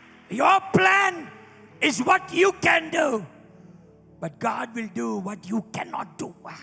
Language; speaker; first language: English; non-native, local second language; Tamil